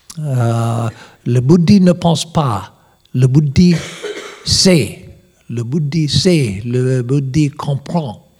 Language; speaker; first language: French; non-native, learner; English